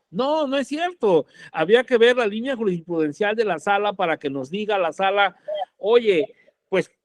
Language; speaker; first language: Spanish; native; Spanish